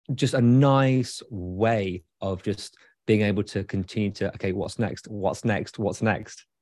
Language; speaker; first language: English; native; English